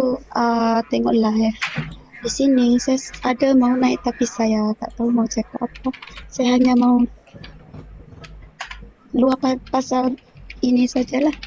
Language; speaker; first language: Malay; non-native, local second language; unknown